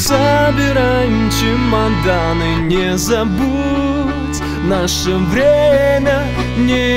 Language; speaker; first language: Russian; native; Russian